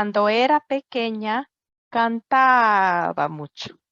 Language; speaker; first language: Spanish; non-native, fluent; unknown